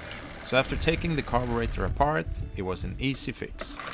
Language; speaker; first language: English; non-native, fluent; Swedish